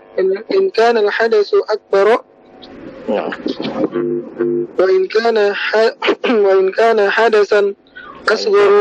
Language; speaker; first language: Arabic; non-native, learner; Indonesian